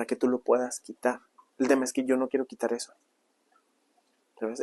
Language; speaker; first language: Spanish; native; Spanish